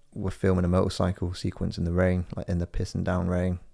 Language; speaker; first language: English; native; English